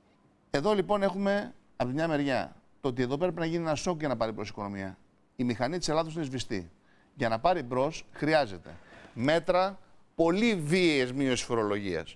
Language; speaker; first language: Greek; native; Greek